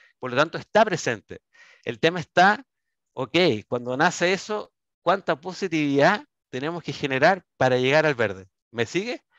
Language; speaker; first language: Spanish; native; Spanish